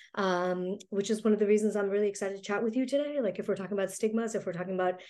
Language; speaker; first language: English; early bilingual, other home language; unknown